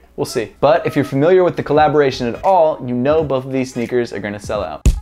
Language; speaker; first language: English; native; English